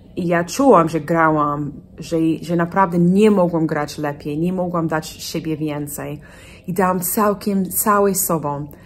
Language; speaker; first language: Polish; non-native, fluent; English